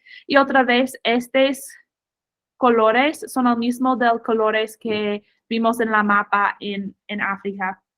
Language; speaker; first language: Spanish; non-native, fluent; English